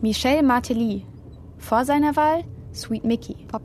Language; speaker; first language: German; native; German